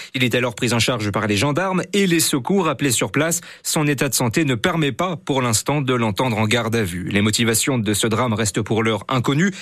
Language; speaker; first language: French; native; French